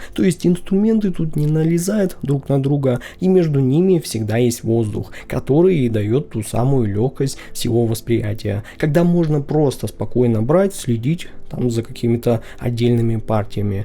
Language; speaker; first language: Russian; native; Russian